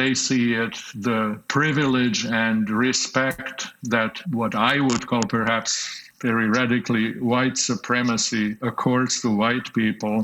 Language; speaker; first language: English; non-native, fluent; Slovak